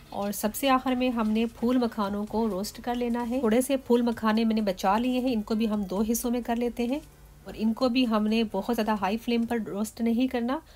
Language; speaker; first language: Urdu; native; Urdu